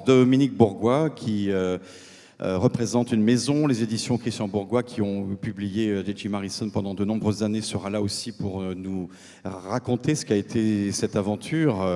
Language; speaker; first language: French; native; French